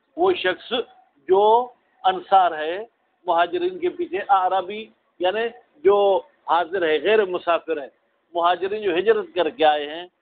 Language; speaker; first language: Urdu; non-native, local second language; Sindhi